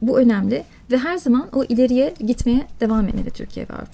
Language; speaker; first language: Turkish; native; Turkish